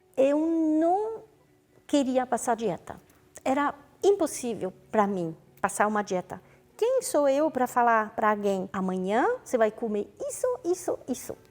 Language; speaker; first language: Portuguese; non-native, fluent; French